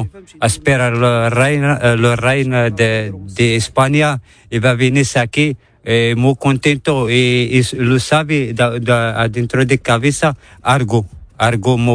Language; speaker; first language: Spanish; non-native, learner; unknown